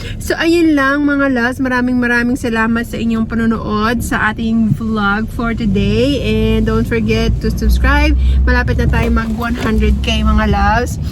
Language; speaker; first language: Filipino; native; Filipino